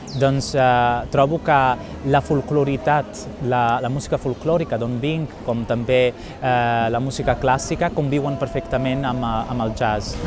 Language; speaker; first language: Catalan; non-native, fluent; Italian